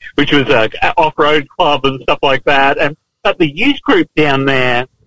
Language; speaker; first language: English; native; English